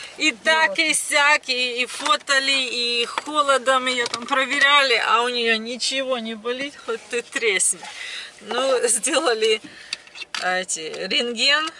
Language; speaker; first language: Russian; native; Russian